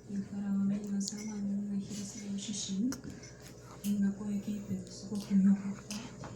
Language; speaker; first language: Japanese; non-native, fluent; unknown